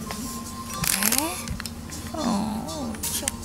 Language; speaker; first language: Japanese; non-native, learner; Indonesian